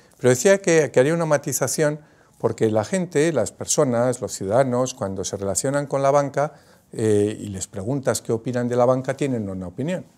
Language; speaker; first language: Spanish; native; Spanish